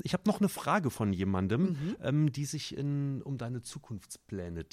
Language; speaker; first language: German; native; German